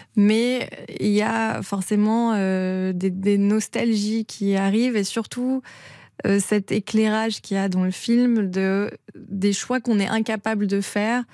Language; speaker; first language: French; native; French